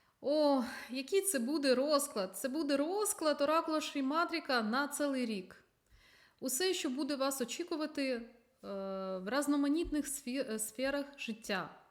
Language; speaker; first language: Ukrainian; non-native, local second language; Russian